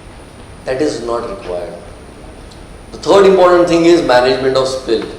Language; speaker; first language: English; non-native, local second language; Marathi